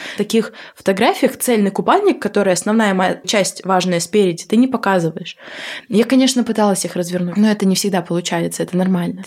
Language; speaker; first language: Russian; native; Russian